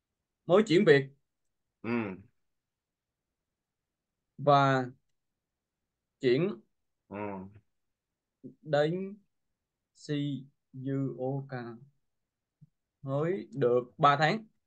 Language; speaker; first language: Vietnamese; non-native, learner; Korean